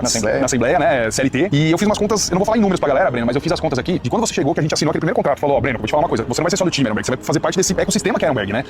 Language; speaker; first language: Portuguese; native; Portuguese